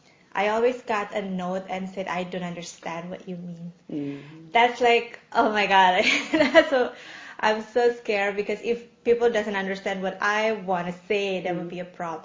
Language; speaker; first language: English; non-native, fluent; Indonesian